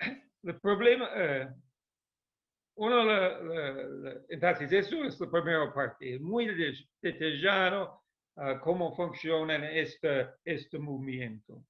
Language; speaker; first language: Spanish; non-native, fluent; English